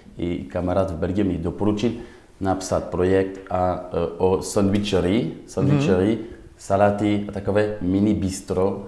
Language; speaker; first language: Czech; non-native, learner; French